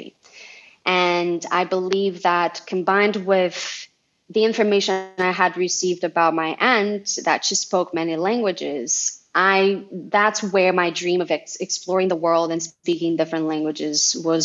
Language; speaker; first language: English; non-native, fluent; Portuguese